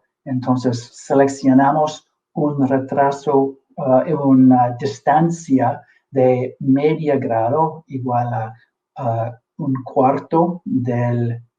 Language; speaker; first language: Spanish; non-native, fluent; English